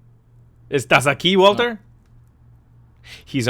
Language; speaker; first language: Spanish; non-native, learner; English